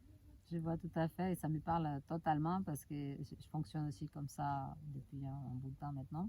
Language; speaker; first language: French; native; French